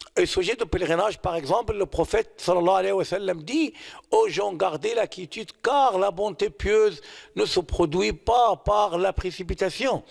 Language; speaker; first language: French; non-native, fluent; Arabic